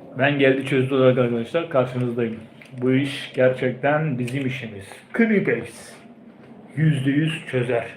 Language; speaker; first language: Turkish; early bilingual, heritage; Turkish